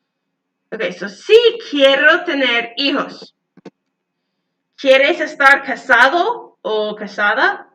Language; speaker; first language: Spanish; non-native, learner; English